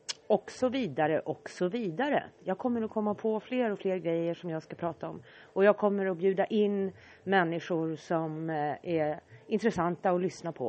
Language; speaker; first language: Swedish; native; Swedish